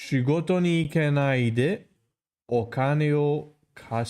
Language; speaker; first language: Japanese; non-native, learner; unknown